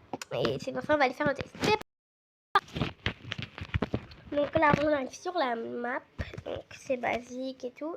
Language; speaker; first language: French; native; French